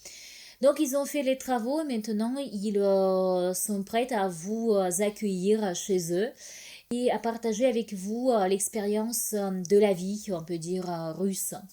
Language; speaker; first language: French; non-native, fluent; Russian